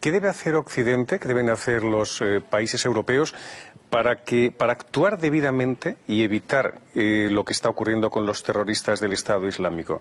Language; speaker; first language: Spanish; native; Spanish